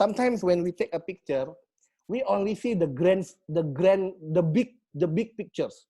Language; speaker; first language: English; non-native, learner; Indonesian